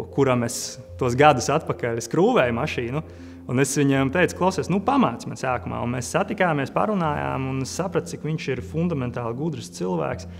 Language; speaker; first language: Latvian; native; Latvian